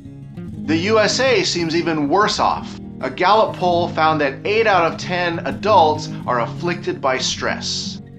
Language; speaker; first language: English; native; English